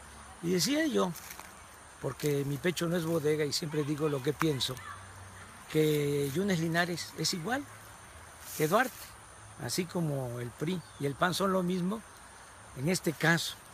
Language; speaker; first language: Spanish; native; Spanish